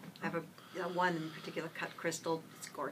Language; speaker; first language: English; native; English